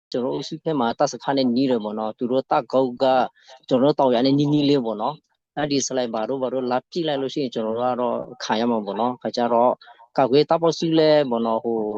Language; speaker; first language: Burmese; non-native, local second language; Western Kayah